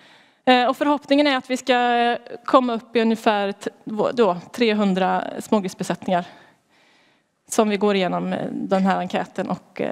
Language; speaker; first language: Swedish; native; Swedish